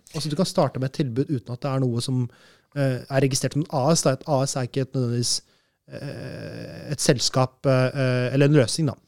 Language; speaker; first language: Norwegian; early bilingual, other home language; Urdu